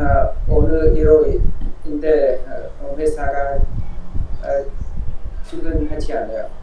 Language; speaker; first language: Korean; non-native, learner; Vietnamese